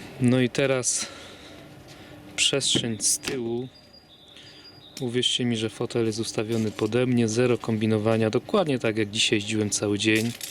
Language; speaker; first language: Polish; native; Polish